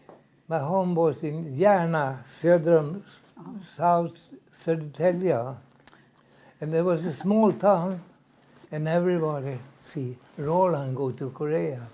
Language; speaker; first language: English; non-native, learner; Swedish